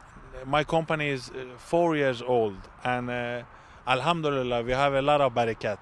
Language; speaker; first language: English; non-native, fluent; Persian